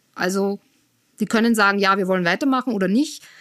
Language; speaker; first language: German; native; German